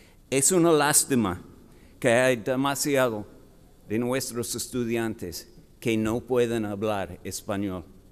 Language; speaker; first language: Spanish; non-native, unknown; English